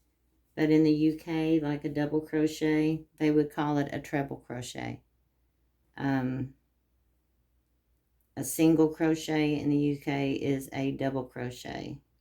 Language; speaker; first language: English; native; English